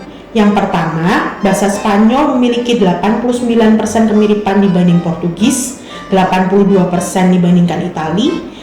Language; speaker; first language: Indonesian; native; Indonesian